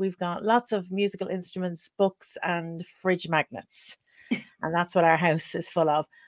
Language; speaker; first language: English; native; English